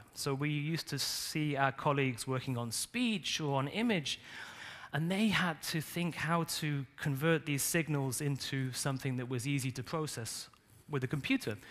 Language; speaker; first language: English; native; English